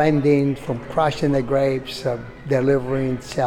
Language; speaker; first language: English; non-native, fluent; Italian